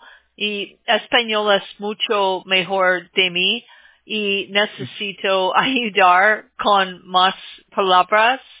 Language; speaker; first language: Spanish; non-native, learner; English